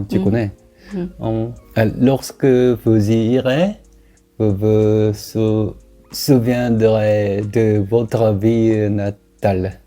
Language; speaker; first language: French; non-native, learner; Korean